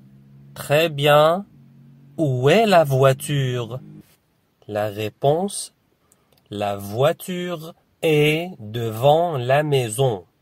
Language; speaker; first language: French; non-native, fluent; Arabic